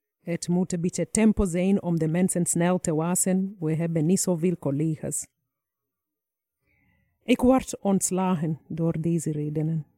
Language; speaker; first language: Dutch; non-native, fluent; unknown